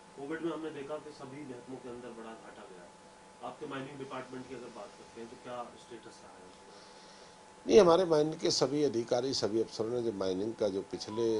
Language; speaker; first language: Hindi; native; Hindi